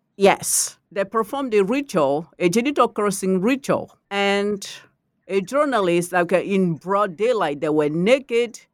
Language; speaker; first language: English; non-native, fluent; Mandingo